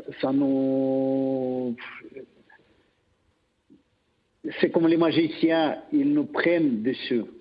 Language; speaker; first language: French; non-native, fluent; Russian